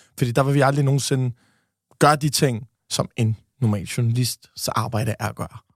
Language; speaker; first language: Danish; native; Danish